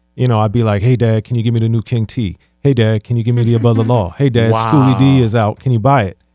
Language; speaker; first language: English; native; English